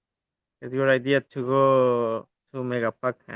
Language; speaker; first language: English; non-native, learner; Spanish